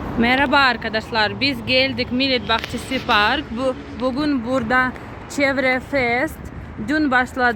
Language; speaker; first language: Turkish; non-native, learner; Russian